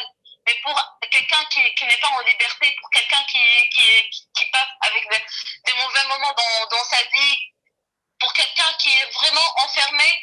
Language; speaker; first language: French; non-native, local second language; Arabic